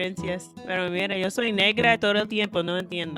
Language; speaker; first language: Spanish; non-native, fluent; English